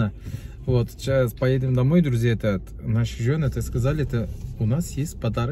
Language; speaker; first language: Russian; non-native, learner; Turkish